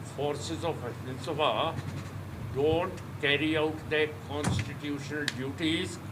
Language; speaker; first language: English; non-native, local second language; Punjabi